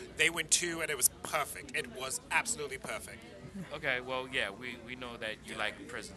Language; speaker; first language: English; native; English